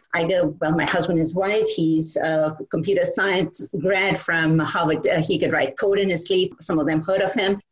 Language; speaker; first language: English; non-native, local second language; Bangla